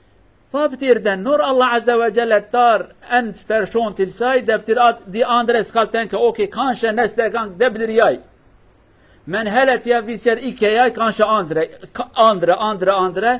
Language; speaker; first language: Swedish; non-native, learner; Kurdish